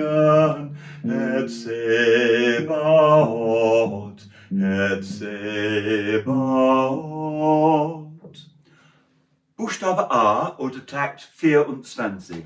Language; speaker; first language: German; non-native, learner; English